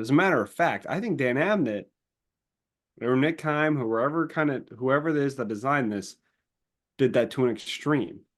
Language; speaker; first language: English; native; English